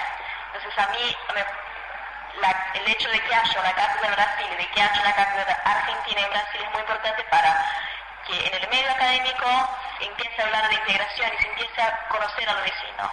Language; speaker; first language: Spanish; non-native, fluent; Portuguese